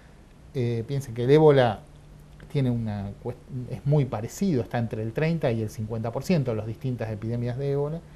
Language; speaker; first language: Spanish; native; Spanish